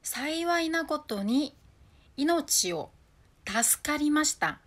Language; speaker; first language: Japanese; non-native, fluent; Korean